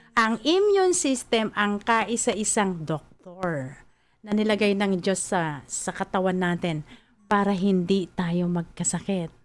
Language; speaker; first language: Filipino; native; Filipino